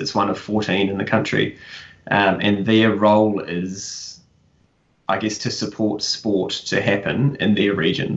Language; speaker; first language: English; native; English